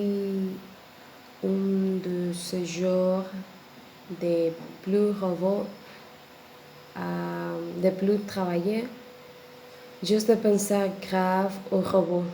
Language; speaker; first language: French; non-native, learner; Spanish